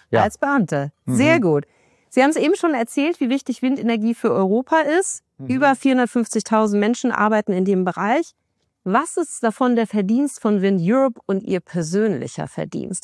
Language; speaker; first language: German; native; German